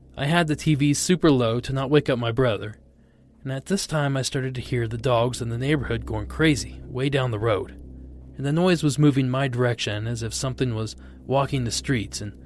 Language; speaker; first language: English; non-native, fluent; Portuguese